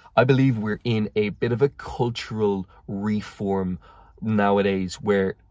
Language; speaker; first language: English; native; English